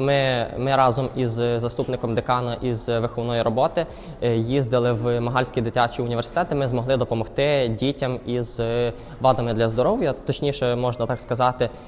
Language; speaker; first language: Ukrainian; native; Ukrainian